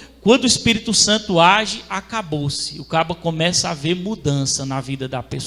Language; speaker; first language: Portuguese; native; Portuguese